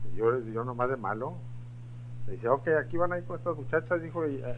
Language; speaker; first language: Spanish; early bilingual, heritage; Spanish